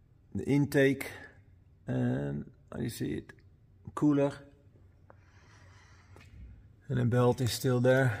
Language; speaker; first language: English; non-native, fluent; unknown